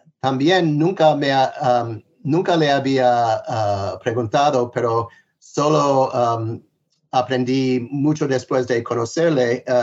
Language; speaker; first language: Spanish; non-native, fluent; English